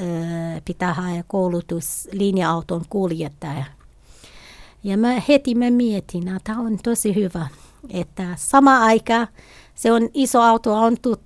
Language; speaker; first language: Finnish; non-native, learner; Kurdish